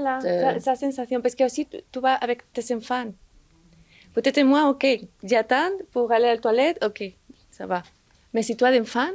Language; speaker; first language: French; non-native, learner; Spanish